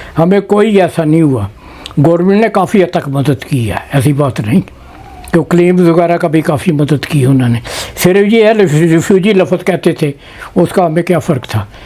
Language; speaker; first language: Urdu; non-native, local second language; Punjabi